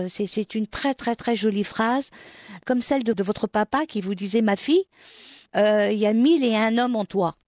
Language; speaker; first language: French; non-native, local second language; Arabic